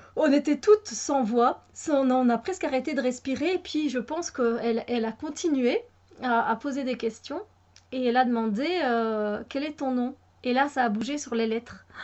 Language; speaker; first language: French; native; French